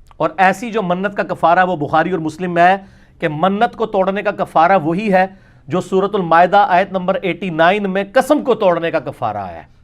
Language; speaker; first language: Urdu; non-native, local second language; Punjabi